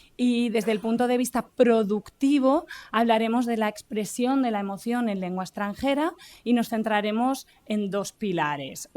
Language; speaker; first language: Spanish; native; Spanish